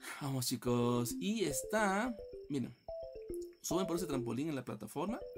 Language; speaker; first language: Spanish; native; Spanish